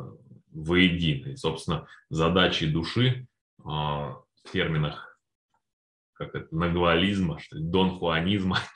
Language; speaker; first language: Russian; native; Russian